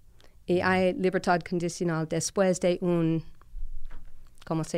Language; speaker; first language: Spanish; non-native, fluent; English